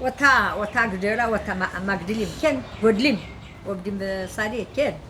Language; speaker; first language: Hebrew; non-native, learner; Amharic